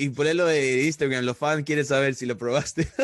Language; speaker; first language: Spanish; early bilingual, heritage; Spanish